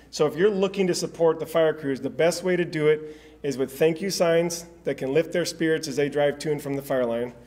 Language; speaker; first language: English; native; English